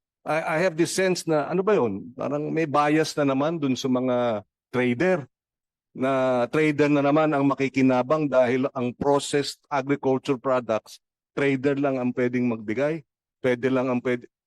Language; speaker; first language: Filipino; native; Filipino